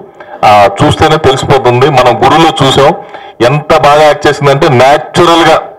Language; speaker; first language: Telugu; native; Telugu